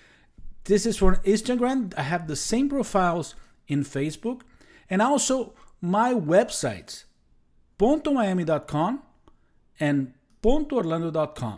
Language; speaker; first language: English; non-native, fluent; Portuguese